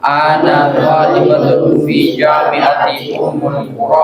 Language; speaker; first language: Arabic; non-native, learner; Filipino